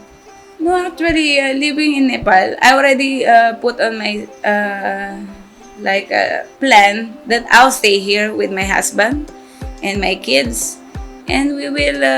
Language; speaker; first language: English; non-native, local second language; Filipino